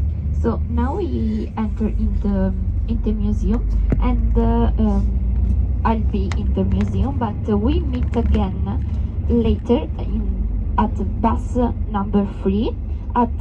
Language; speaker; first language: English; non-native, fluent; Spanish